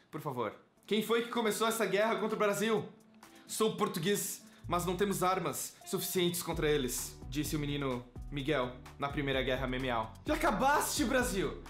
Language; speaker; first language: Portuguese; native; Portuguese